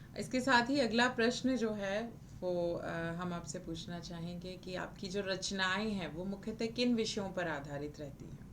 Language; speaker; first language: Hindi; native; Hindi